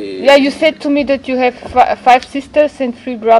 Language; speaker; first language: English; non-native, learner; German